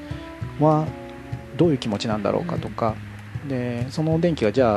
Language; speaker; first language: Japanese; native; Japanese